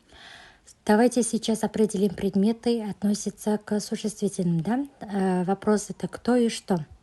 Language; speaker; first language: Russian; non-native, local second language; Kazakh